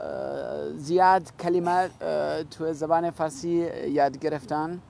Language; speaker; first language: Persian; non-native, learner; German